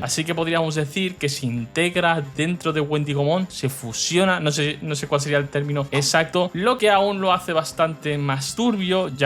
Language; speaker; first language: Spanish; native; Spanish